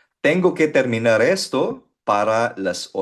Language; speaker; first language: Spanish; non-native, fluent; Filipino